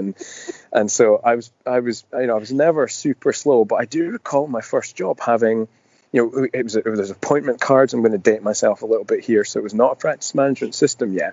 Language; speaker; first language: English; native; English